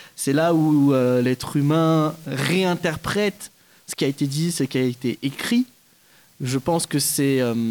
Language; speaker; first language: French; native; French